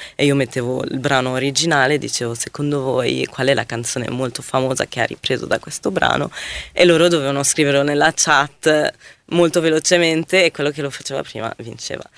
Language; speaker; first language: Italian; non-native, fluent; Arabic